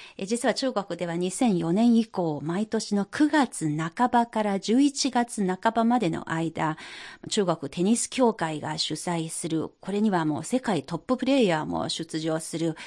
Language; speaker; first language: Japanese; native; Japanese